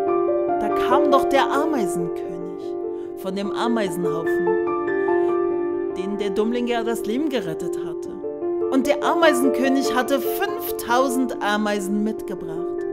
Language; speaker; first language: German; native; German